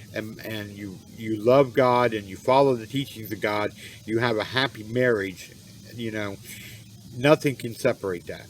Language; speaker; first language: English; native; English